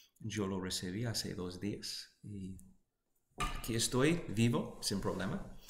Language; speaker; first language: Spanish; non-native, fluent; English